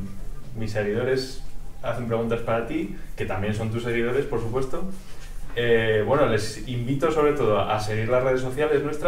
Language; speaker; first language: Spanish; native; Spanish